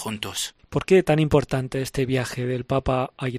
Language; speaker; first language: Spanish; native; Spanish